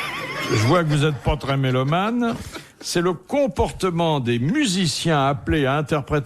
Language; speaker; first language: French; native; French